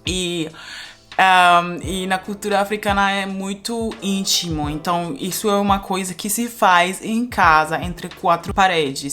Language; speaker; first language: Portuguese; non-native, fluent; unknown